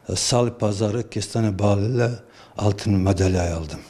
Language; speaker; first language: Turkish; non-native, fluent; Bosnian